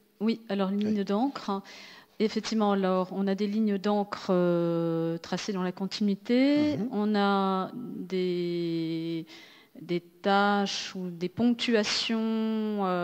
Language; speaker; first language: French; native; French